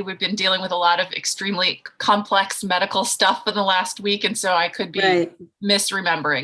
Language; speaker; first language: English; native; English